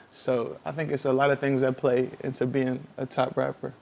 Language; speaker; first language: English; native; English